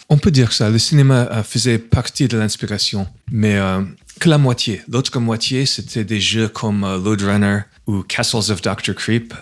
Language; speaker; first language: French; non-native, fluent; English